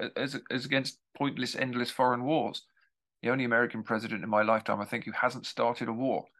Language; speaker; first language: English; native; English